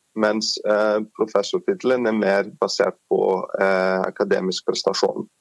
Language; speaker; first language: Norwegian; non-native, fluent; Greek